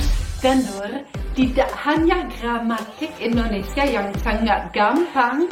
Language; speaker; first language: Indonesian; non-native, fluent; German